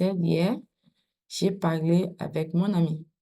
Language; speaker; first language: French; non-native, fluent; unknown